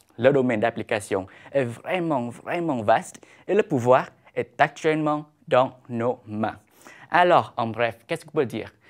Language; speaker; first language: French; non-native, fluent; Vietnamese